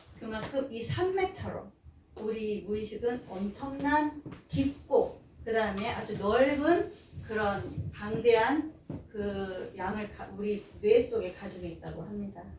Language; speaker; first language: Korean; native; Korean